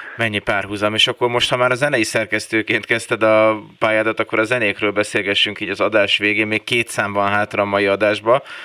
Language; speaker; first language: Hungarian; native; Hungarian